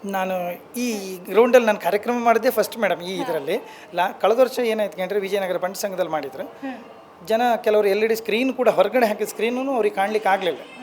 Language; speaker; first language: Kannada; native; Kannada